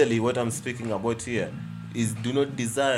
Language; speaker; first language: English; non-native, local second language; Luo (Kenya and Tanzania)